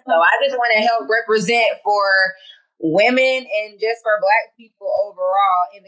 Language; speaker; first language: English; native; English